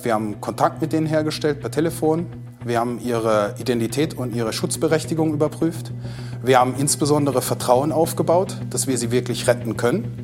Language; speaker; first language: German; native; German